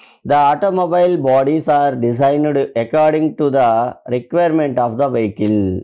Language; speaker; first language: English; non-native, local second language; Telugu